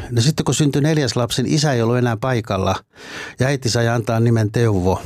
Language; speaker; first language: Finnish; native; Finnish